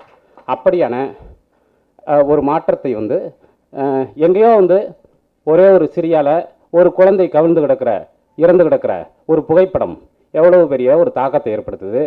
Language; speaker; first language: Tamil; native; Tamil